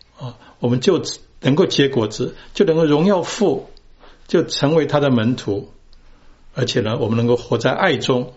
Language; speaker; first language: Chinese; native; Chinese